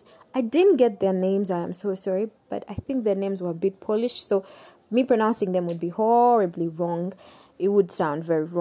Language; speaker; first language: English; non-native, local second language; Ganda